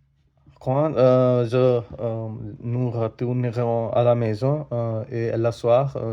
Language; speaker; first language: French; non-native, learner; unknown